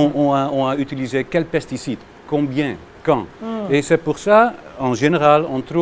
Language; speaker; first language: French; non-native, learner; Dutch